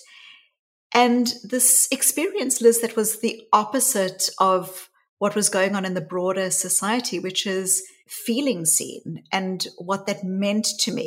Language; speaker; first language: English; native; English